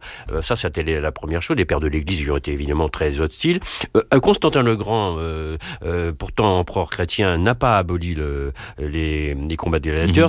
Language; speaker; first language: French; native; French